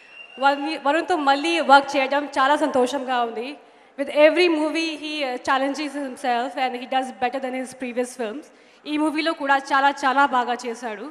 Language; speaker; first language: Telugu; non-native, learner; Hindi